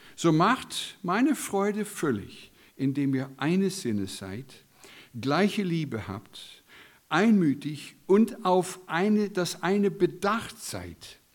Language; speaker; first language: German; non-native, fluent; English